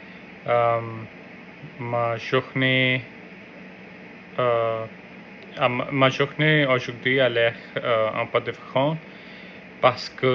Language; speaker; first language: French; non-native, learner; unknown